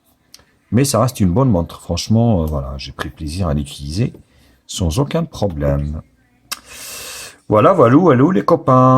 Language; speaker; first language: French; native; French